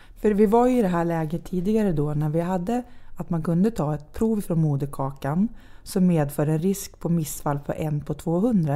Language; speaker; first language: Swedish; native; Swedish